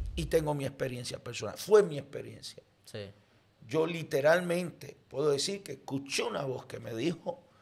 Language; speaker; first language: Spanish; native; Spanish